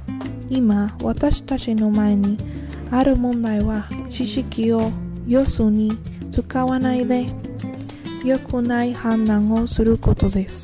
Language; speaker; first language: Japanese; non-native, learner; Spanish